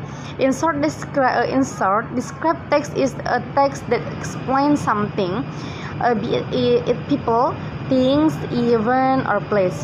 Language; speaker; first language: English; non-native, fluent; Indonesian